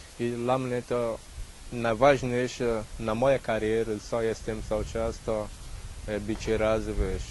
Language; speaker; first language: Polish; non-native, learner; Portuguese